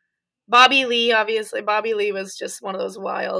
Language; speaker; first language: English; native; English